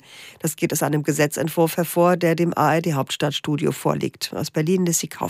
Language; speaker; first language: German; native; German